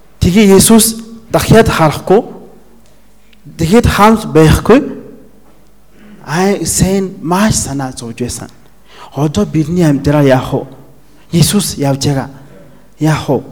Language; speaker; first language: Mongolian; non-native, fluent; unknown